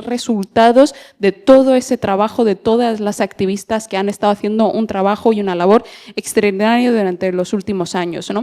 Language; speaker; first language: Spanish; native; Spanish